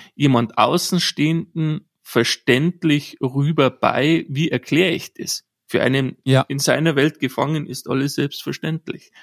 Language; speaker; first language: German; native; German